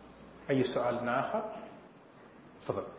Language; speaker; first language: Arabic; native; Arabic